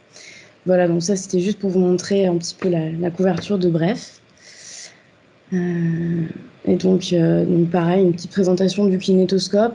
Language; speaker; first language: French; native; French